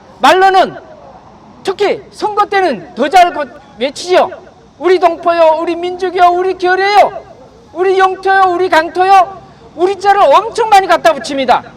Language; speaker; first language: Korean; native; Korean